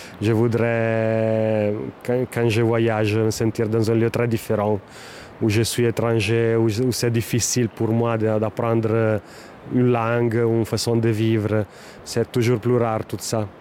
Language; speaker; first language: French; non-native, fluent; Italian